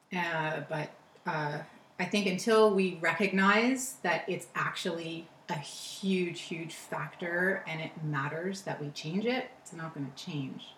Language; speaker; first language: English; native; English